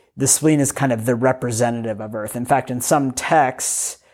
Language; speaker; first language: English; native; English